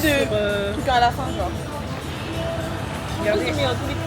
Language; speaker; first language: French; native; French